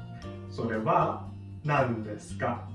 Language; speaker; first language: Japanese; non-native, fluent; Filipino